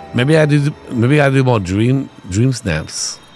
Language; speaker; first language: English; native; English